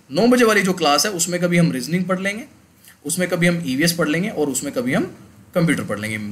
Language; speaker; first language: Hindi; native; Hindi